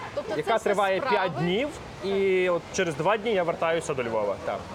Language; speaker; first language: Ukrainian; native; Ukrainian